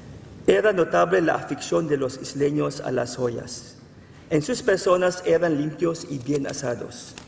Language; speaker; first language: Spanish; non-native, fluent; Filipino